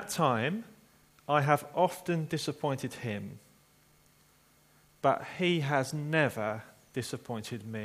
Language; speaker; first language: English; native; English